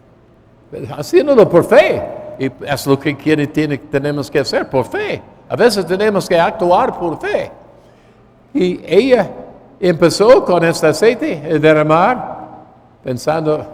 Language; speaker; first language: Spanish; non-native, fluent; English